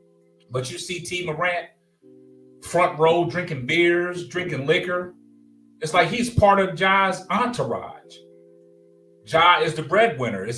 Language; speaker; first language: English; native; English